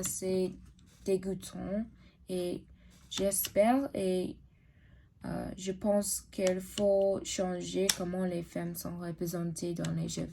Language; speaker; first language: French; non-native, learner; English